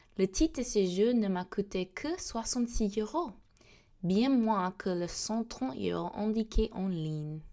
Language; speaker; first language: French; non-native, fluent; English